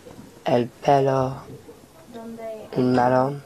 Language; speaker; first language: Spanish; non-native, learner; English